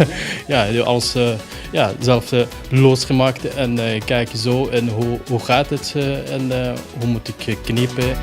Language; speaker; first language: Dutch; non-native, learner; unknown